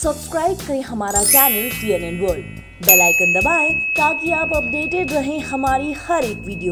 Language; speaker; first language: Hindi; native; Hindi